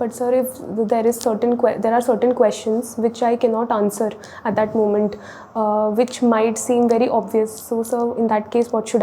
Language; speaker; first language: English; non-native, local second language; Hindi